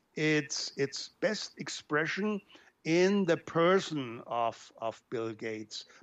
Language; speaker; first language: English; non-native, fluent; German